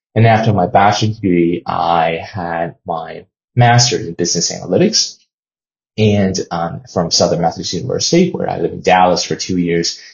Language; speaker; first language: English; non-native, fluent; Chinese